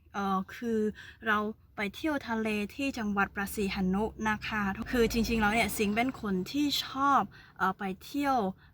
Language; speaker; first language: Thai; non-native, fluent; Khmer